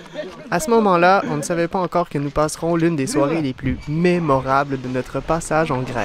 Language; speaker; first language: French; native; French